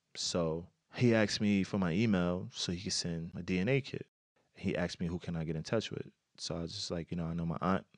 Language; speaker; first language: English; native; English